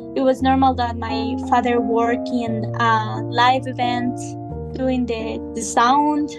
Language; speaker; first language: English; non-native, fluent; Spanish